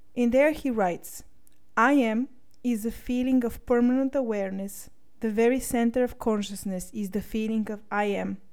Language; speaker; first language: English; non-native, fluent; Bulgarian